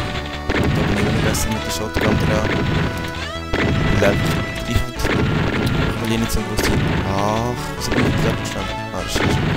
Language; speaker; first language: German; native; German